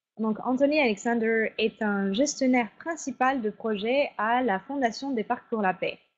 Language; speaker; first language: French; native; French